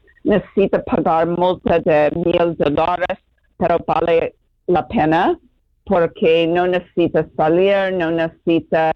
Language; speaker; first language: Spanish; non-native, fluent; English